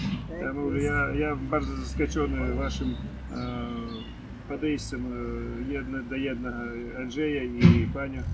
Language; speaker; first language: Polish; non-native, learner; Belarusian